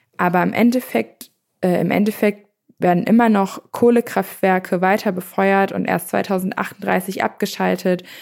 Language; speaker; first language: German; native; German